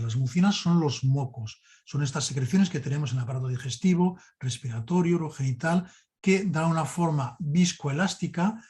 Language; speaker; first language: Spanish; native; Spanish